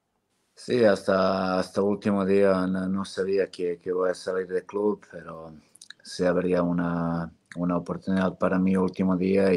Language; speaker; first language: Spanish; non-native, fluent; Serbian